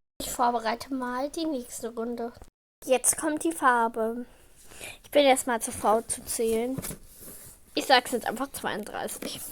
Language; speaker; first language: German; native; German